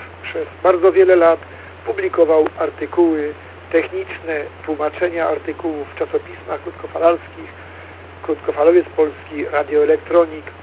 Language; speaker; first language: Polish; native; Polish